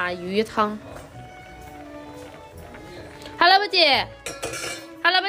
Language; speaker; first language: Korean; non-native, learner; Chinese